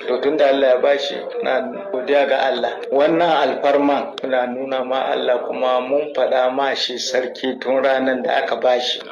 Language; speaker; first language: Hausa; non-native, local second language; Kanuri